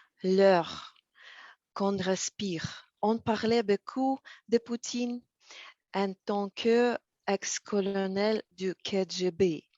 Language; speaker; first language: French; non-native, learner; Russian